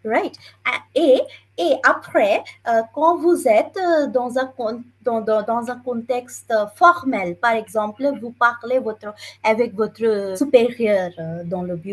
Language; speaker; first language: French; non-native, fluent; Bangla